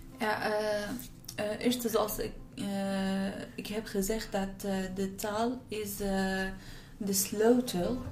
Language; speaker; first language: Dutch; non-native, learner; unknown